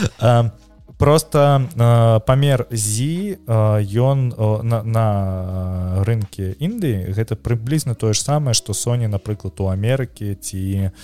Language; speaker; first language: Belarusian; non-native, local second language; Russian